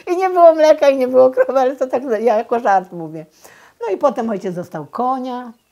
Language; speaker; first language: Polish; native; Polish